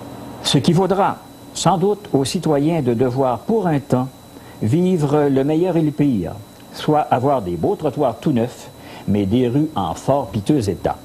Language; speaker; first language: French; native; French